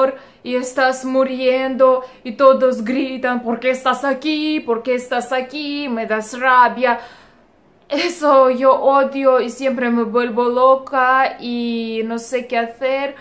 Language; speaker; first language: Spanish; non-native, learner; Russian